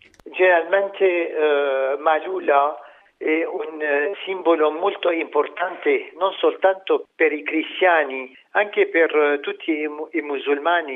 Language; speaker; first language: Italian; non-native, fluent; Arabic